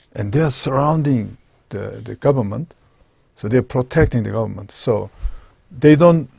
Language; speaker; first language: English; non-native, learner; Korean